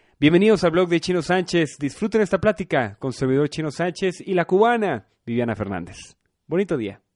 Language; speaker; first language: Spanish; native; Spanish